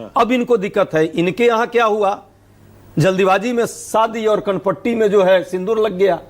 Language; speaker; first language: Hindi; native; Hindi